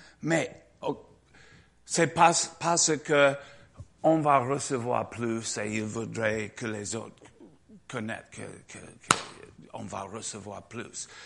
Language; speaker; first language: French; non-native, learner; English